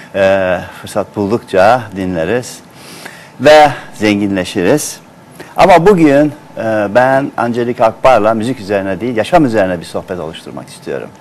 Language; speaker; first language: Turkish; native; Turkish